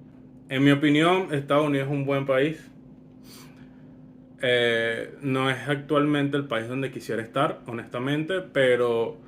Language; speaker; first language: Spanish; early bilingual, other home language; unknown